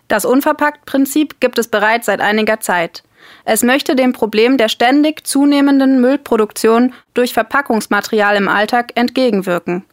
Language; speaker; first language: German; native; German